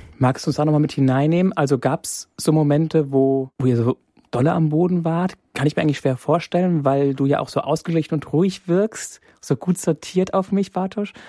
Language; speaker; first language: German; native; German